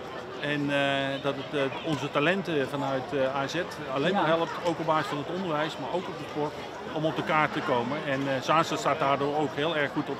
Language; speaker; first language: Dutch; native; Dutch